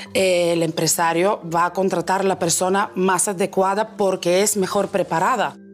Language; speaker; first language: Spanish; non-native, fluent; Bulgarian